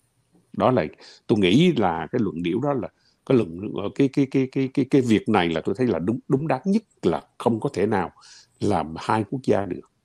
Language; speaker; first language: Vietnamese; native; Vietnamese